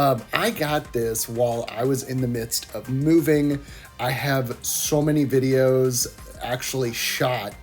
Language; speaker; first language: English; native; English